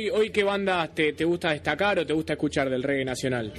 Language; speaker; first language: Spanish; native; Spanish